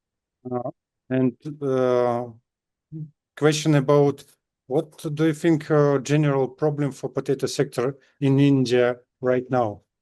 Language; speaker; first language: English; non-native, learner; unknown